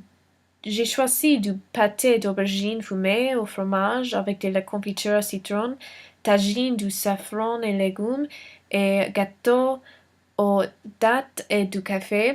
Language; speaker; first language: French; non-native, learner; English